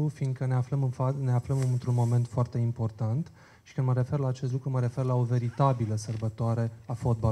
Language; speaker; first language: Romanian; native; Romanian